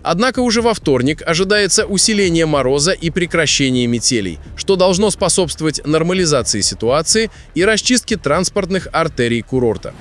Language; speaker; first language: Russian; native; Russian